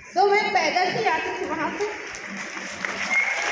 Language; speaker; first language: Hindi; native; Hindi